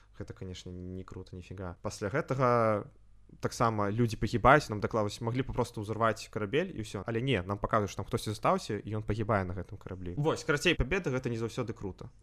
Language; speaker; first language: Belarusian; non-native, local second language; Russian